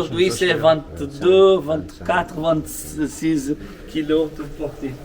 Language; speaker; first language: French; non-native, learner; Portuguese